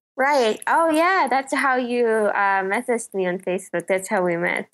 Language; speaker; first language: English; non-native, fluent; Korean